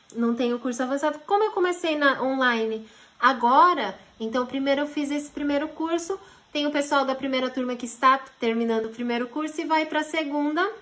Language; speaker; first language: Portuguese; early bilingual, heritage; Japanese